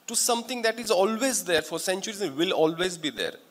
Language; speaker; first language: English; non-native, local second language; Marathi